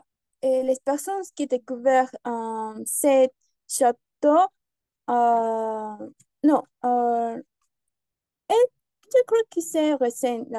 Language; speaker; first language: French; non-native, learner; Spanish